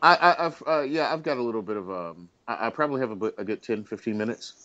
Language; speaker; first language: English; native; English